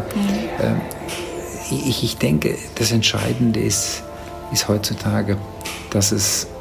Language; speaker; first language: German; native; German